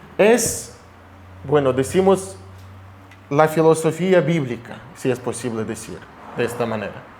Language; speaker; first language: Spanish; non-native, fluent; Russian